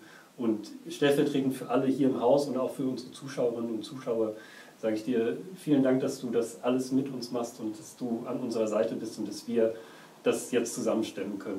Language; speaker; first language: German; native; German